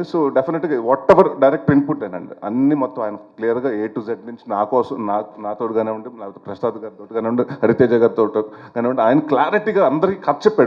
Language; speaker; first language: Telugu; native; Telugu